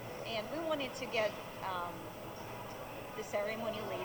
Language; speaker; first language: English; non-native, fluent; Ukrainian